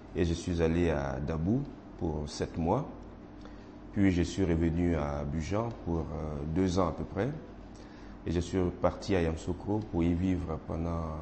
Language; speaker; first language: French; non-native, local second language; Baoulé